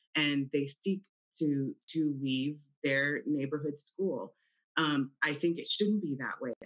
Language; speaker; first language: English; native; English